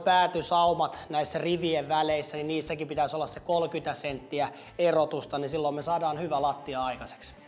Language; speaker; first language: Finnish; native; Finnish